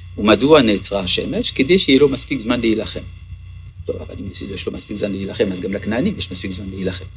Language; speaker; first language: Hebrew; early bilingual, other home language; French